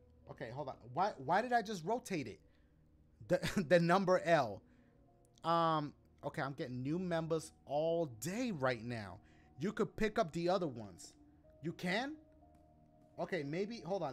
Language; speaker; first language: English; early bilingual, other home language; Spanish